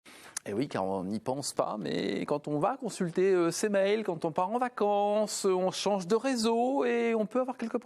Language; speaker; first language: French; native; French